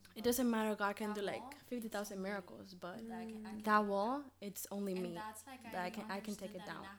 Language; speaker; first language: English; early bilingual, other home language; Spanish